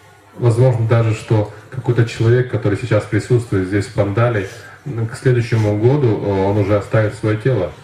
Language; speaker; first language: Russian; native; Russian